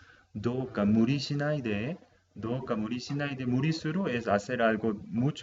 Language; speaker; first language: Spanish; non-native, fluent; Japanese